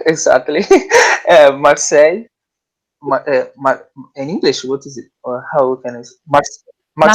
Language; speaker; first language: English; non-native, learner; Italian